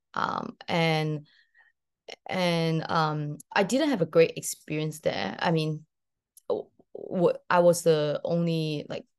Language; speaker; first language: English; early bilingual, other home language; Cantonese